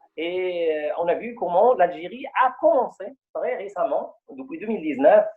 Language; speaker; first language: French; non-native, local second language; Arabic